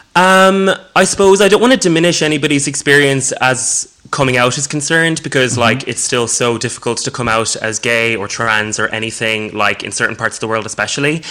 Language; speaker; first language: English; native; English